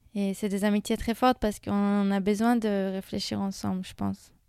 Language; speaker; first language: French; non-native, fluent; Hebrew